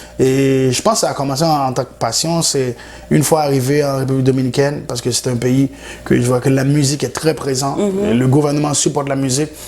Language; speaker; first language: French; non-native, local second language; Haitian Creole